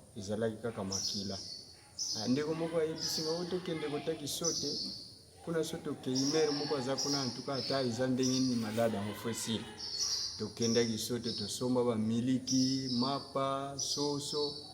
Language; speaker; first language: Lingala; non-native, local second language; Kongo